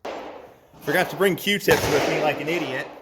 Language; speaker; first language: English; native; English